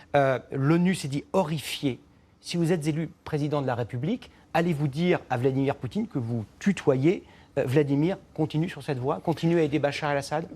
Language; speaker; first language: French; native; French